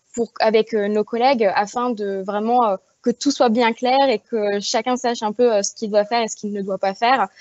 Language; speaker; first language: French; native; French